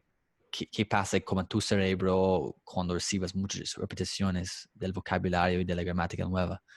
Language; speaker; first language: Spanish; non-native, fluent; English